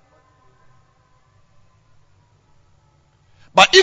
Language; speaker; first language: English; non-native, local second language; Akan